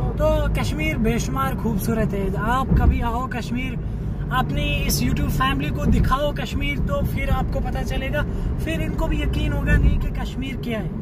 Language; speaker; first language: Hindi; non-native, local second language; Kashmiri